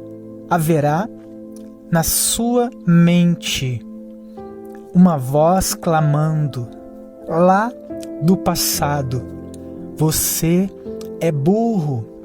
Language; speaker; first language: Portuguese; native; Portuguese